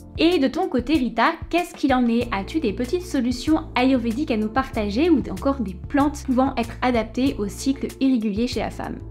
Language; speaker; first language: French; native; French